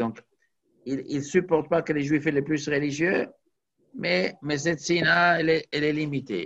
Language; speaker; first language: French; native; French